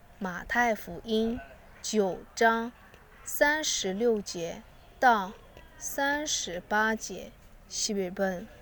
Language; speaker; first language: Chinese; non-native, learner; Korean